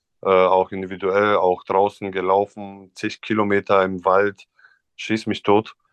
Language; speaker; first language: German; non-native, fluent; Serbian